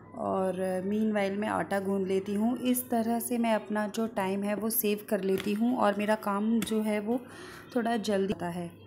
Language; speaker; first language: Hindi; native; Hindi